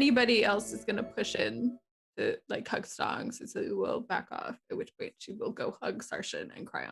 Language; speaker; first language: English; native; English